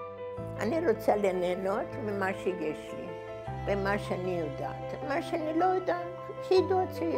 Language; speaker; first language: Hebrew; non-native, fluent; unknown